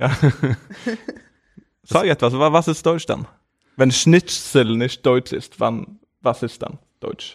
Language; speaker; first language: German; non-native, fluent; Norwegian